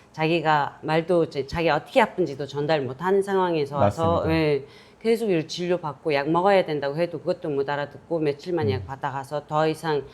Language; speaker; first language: Korean; non-native, fluent; Mongolian